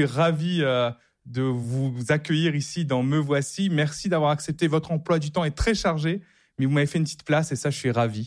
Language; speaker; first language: French; native; French